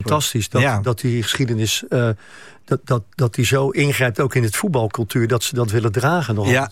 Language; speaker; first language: Dutch; native; Dutch